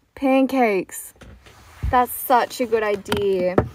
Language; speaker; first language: English; early bilingual, other home language; Korean